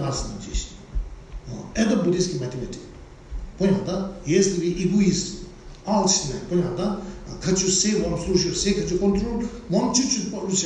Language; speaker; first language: Russian; non-native, learner; Tibetan